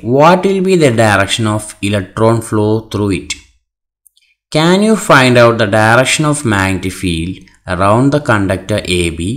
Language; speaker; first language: English; non-native, local second language; Malayalam